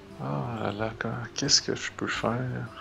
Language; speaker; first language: French; native; French